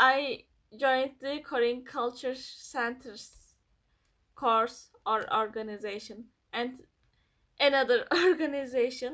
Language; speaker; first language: English; non-native, learner; Turkish